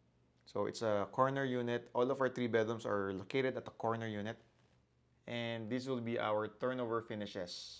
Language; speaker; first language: English; non-native, local second language; Filipino